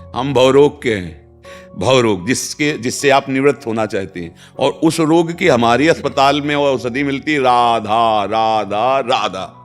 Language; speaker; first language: Hindi; native; Hindi